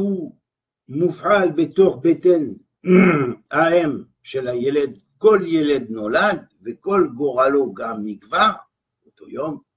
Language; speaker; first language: Hebrew; non-native, fluent; French